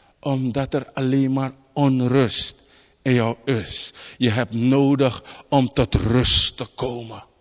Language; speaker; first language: Dutch; native; Dutch